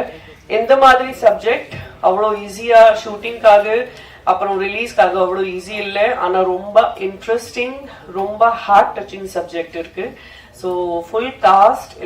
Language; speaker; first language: Tamil; non-native, learner; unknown